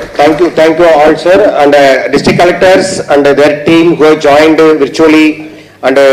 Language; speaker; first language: English; non-native, local second language; Telugu